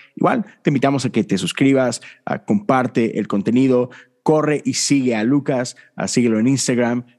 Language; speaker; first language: Spanish; native; Spanish